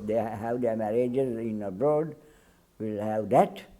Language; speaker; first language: English; non-native, local second language; Sinhala